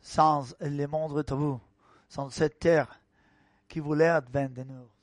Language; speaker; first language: French; non-native, learner; Spanish